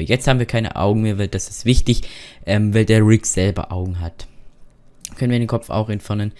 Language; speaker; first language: German; native; German